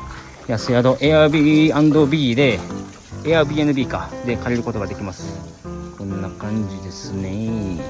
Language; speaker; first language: Japanese; native; Japanese